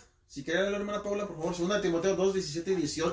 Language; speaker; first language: Spanish; native; Spanish